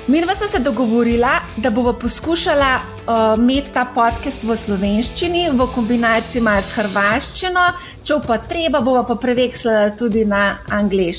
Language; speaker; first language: Slovenian; native; Slovenian